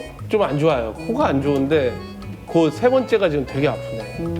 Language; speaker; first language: Korean; native; Korean